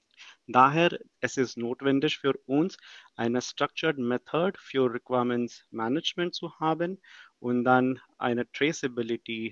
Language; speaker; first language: German; non-native, fluent; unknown